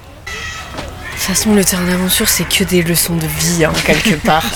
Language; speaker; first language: French; native; French